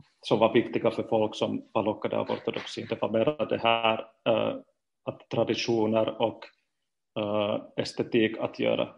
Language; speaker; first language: Swedish; non-native, fluent; Finnish